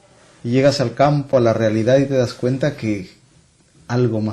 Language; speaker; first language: Spanish; native; Spanish